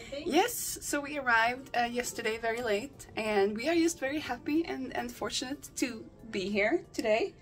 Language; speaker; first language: English; non-native, fluent; Swedish